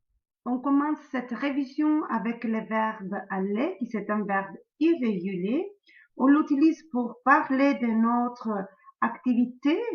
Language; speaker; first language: French; non-native, learner; Italian